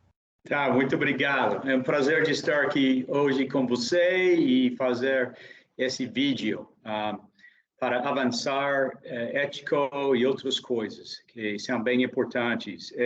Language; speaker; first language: Portuguese; non-native, fluent; English